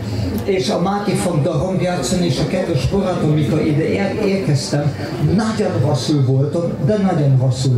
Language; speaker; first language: Hungarian; non-native, fluent; German